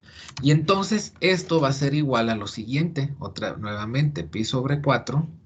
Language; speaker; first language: Spanish; native; Spanish